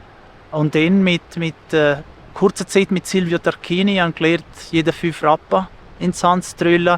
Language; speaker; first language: German; non-native, local second language; Italian